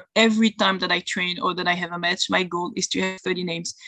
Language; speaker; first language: English; non-native, fluent; French